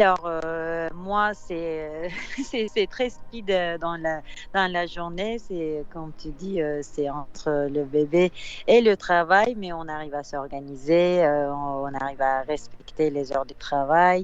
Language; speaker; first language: French; non-native, fluent; Turkish